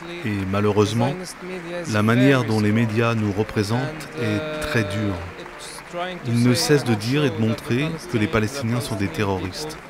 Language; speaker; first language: French; non-native, fluent; Arabic